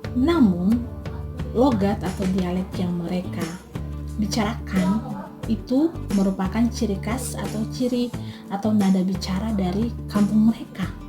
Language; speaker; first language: Indonesian; native; Indonesian